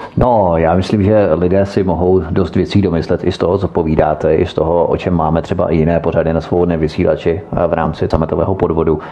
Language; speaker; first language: Czech; native; Czech